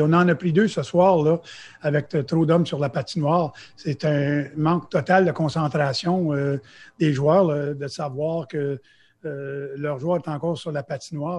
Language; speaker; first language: French; native; French